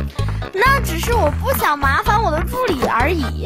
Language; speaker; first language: Chinese; native; Chinese